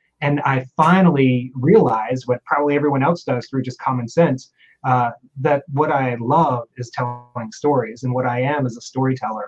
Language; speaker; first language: English; native; English